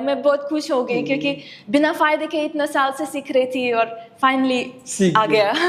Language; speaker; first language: Hindi; non-native, fluent; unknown